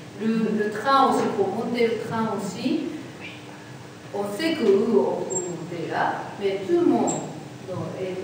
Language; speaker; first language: French; non-native, learner; Japanese